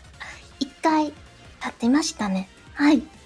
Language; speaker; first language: Japanese; non-native, fluent; Chinese